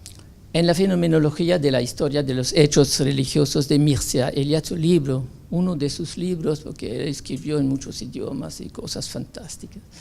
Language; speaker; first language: Spanish; non-native, fluent; French